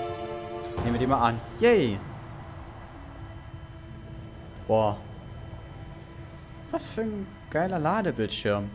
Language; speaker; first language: German; native; German